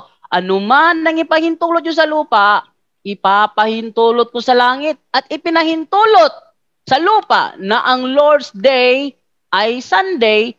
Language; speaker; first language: Filipino; native; Filipino